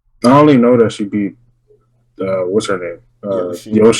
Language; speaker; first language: English; native; English